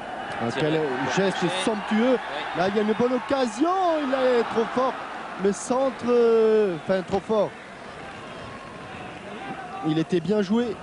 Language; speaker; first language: French; native; French